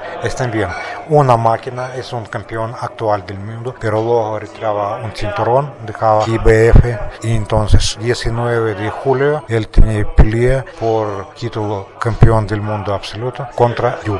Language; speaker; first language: Spanish; non-native, learner; Russian